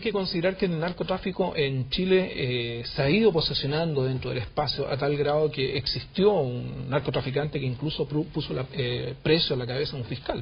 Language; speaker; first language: Spanish; native; Spanish